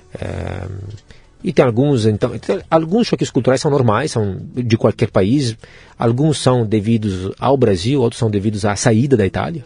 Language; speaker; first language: Portuguese; non-native, fluent; Italian